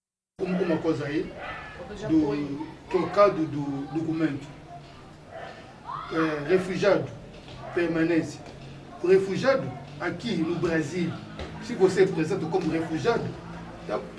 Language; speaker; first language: Portuguese; non-native, learner; Lingala